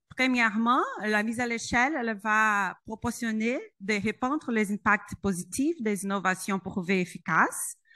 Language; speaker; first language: French; non-native, fluent; Portuguese